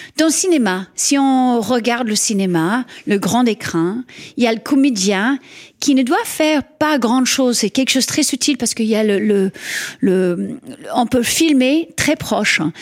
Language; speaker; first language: French; non-native, fluent; English